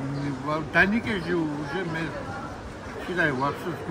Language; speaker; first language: Russian; non-native, fluent; Georgian